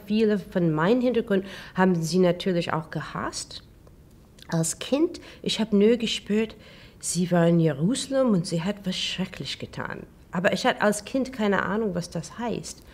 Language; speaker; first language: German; non-native, learner; English